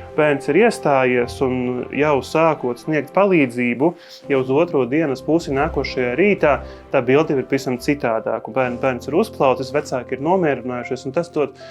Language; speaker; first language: Latvian; native; Latvian